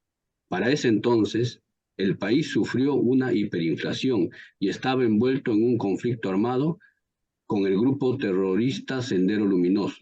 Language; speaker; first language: Spanish; native; Spanish